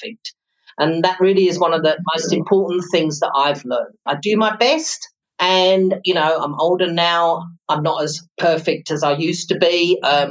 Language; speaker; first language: English; native; English